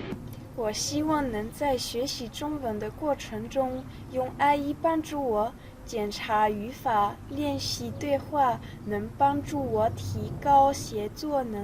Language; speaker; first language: Chinese; non-native, learner; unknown